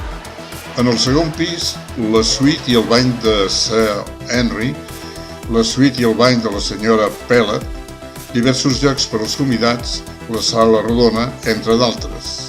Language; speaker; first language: Catalan; native; Catalan